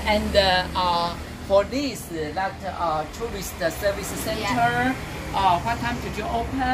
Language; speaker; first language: English; non-native, fluent; Chinese